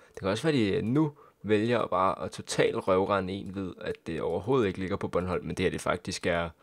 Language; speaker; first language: Danish; native; Danish